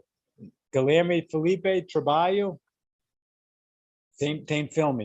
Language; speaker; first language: Portuguese; non-native, learner; English